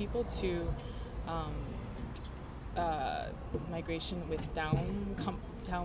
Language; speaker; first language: English; native; English